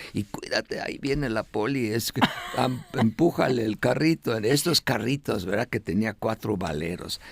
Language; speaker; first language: Spanish; non-native, fluent; Estonian